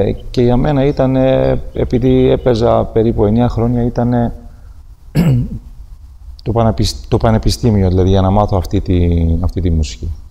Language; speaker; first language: Greek; non-native, fluent; Armenian